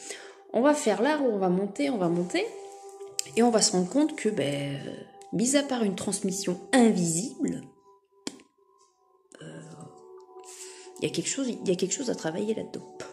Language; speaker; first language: French; native; French